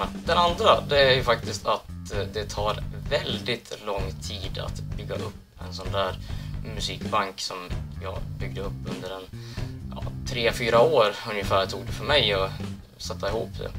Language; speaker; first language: Swedish; native; Swedish